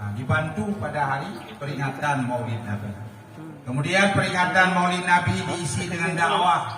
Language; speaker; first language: Malay; non-native, local second language; Achinese